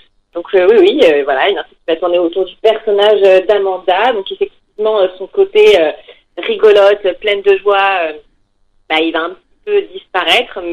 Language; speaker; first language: French; native; French